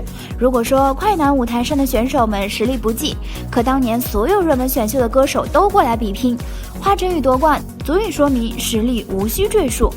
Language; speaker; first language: Chinese; native; Chinese